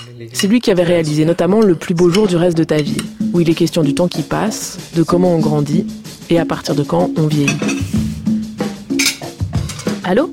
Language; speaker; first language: French; native; French